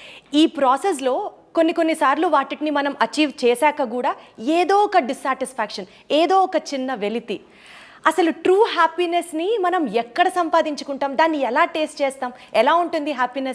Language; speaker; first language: Telugu; native; Telugu